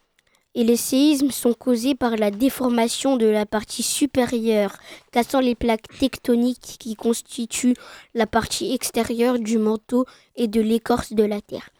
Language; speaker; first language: French; native; French